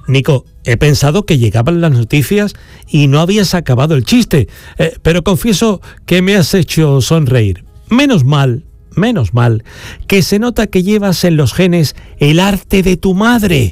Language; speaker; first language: Spanish; native; Spanish